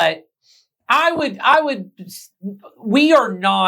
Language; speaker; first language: English; native; English